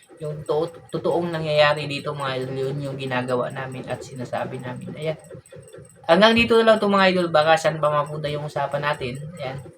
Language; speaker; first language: Filipino; native; Filipino